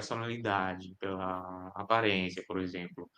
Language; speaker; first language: Portuguese; non-native, fluent; Indonesian